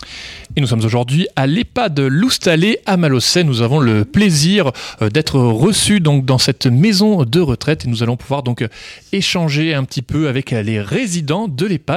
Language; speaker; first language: French; native; French